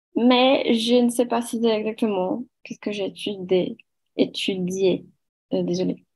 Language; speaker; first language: French; non-native, learner; Portuguese